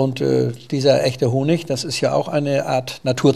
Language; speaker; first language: German; native; German